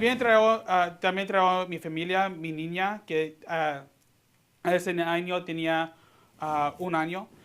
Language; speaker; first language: Spanish; early bilingual, heritage; Spanish